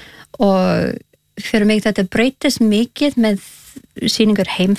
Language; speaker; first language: Icelandic; non-native, learner; Spanish